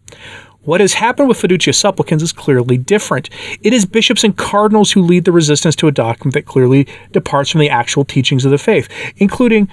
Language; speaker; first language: English; native; English